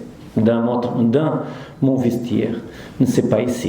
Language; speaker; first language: French; non-native, learner; Portuguese